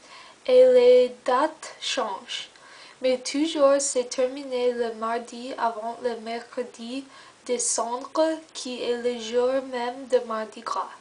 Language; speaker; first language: French; non-native, learner; English